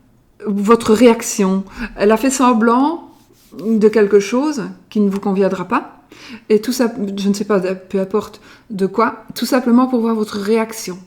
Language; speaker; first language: French; native; French